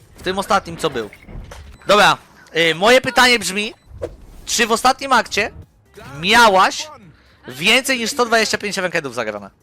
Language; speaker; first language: Polish; native; Polish